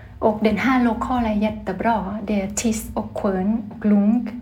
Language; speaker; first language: Swedish; non-native, learner; Thai